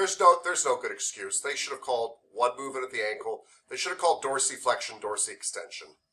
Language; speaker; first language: English; native; English